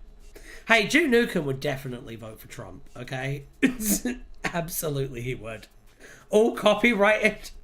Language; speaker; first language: English; native; English